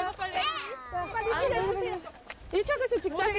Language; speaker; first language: Korean; non-native, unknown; Russian